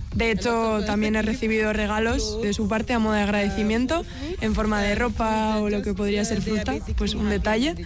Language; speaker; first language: Spanish; non-native, fluent; English